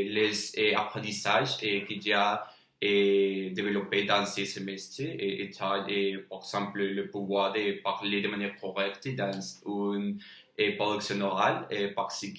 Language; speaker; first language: French; non-native, learner; Spanish